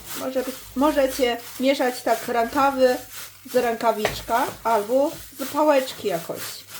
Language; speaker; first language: Polish; non-native, learner; Chinese